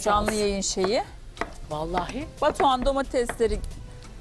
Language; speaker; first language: Turkish; native; Turkish